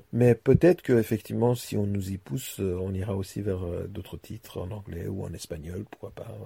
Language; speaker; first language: French; non-native, fluent; Persian